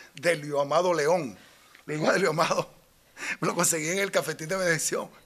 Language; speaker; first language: Spanish; native; Spanish